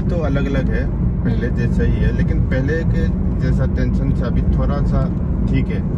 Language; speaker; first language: Hindi; non-native, local second language; Manipuri